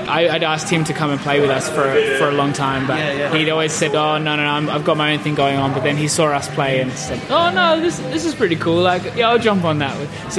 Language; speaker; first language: English; native; English